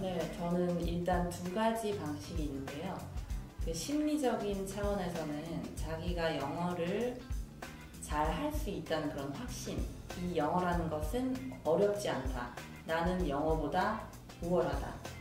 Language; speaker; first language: Korean; native; Korean